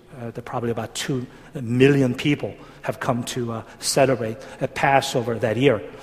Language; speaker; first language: English; non-native, fluent; Korean